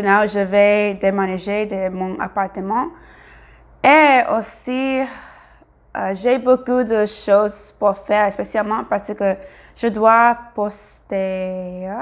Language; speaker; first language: French; non-native, learner; English